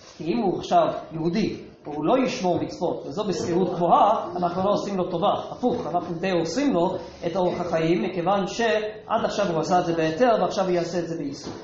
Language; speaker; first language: Hebrew; non-native, fluent; English